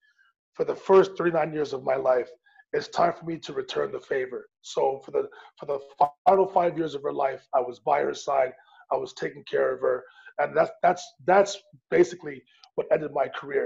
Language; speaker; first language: English; native; English